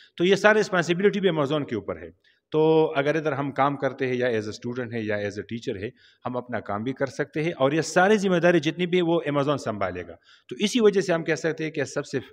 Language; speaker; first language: Urdu; non-native, local second language; Pashto